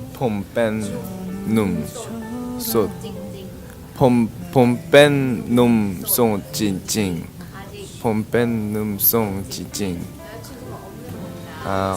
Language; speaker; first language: Thai; non-native, learner; Korean